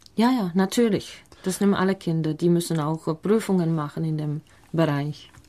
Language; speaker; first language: German; non-native, fluent; Czech